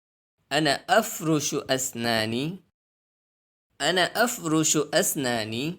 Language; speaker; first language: Arabic; non-native, fluent; Urdu